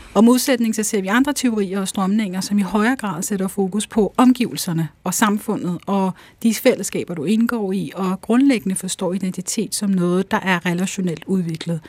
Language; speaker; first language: Danish; early bilingual, other home language; Urdu